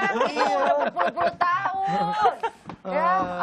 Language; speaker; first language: Indonesian; native; Indonesian